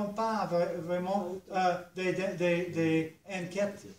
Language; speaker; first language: French; non-native, fluent; English